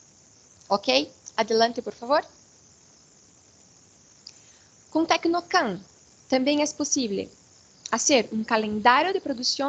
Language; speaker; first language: Spanish; non-native, fluent; Portuguese